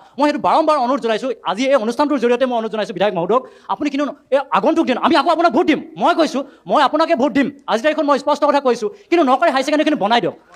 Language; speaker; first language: Assamese; native; Assamese